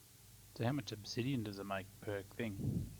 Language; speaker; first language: English; native; English